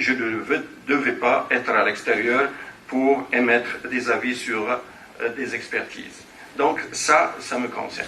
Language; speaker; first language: French; non-native, local second language; Arabic